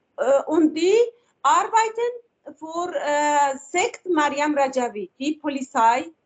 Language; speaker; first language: German; non-native, learner; Persian